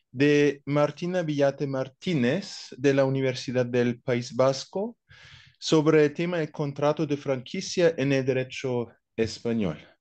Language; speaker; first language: Spanish; non-native, fluent; German